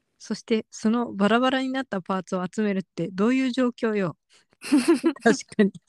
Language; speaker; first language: Japanese; native; Japanese